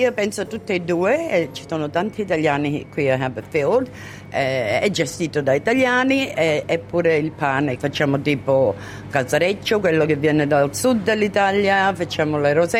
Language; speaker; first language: Italian; early bilingual, other home language; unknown